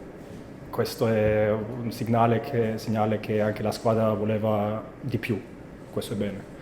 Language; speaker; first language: Italian; non-native, fluent; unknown